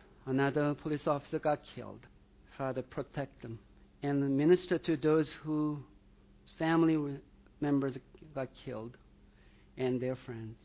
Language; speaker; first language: English; non-native, fluent; Korean